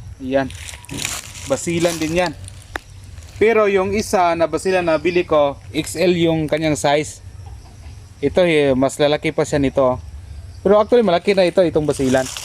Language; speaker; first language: Filipino; non-native, local second language; Cebuano